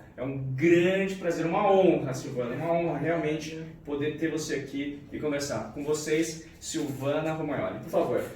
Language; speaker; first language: Portuguese; native; Portuguese